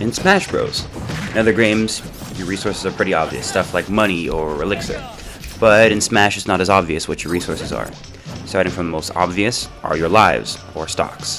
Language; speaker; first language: English; native; English